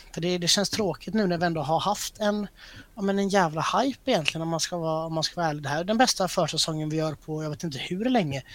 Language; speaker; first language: Swedish; native; Swedish